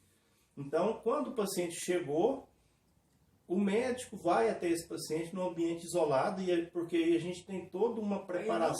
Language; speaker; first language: Portuguese; native; Portuguese